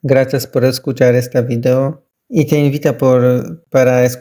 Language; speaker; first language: Spanish; non-native, learner; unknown